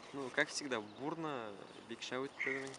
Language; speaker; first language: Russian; non-native, local second language; Tatar